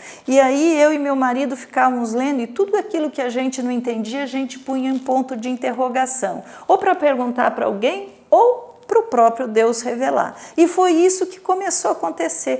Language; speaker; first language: Portuguese; native; Portuguese